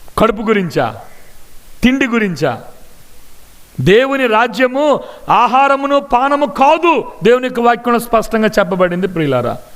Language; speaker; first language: Telugu; non-native, local second language; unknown